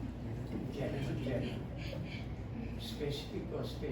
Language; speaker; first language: English; non-native, fluent; Indonesian